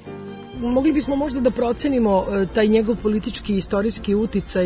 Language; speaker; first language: Serbian; native; Serbian